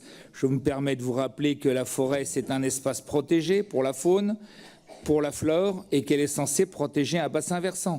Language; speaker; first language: French; native; French